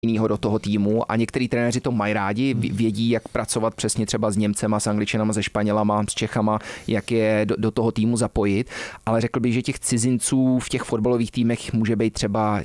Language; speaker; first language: Czech; early bilingual, heritage; Czech